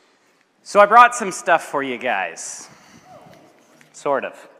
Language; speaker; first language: English; native; English